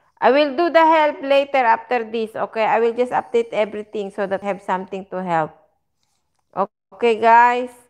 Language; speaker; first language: English; non-native, learner; Filipino